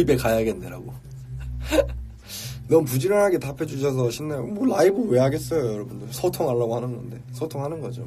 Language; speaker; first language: Korean; native; Korean